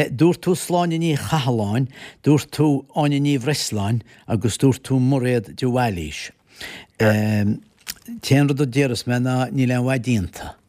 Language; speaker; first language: Irish; native; Irish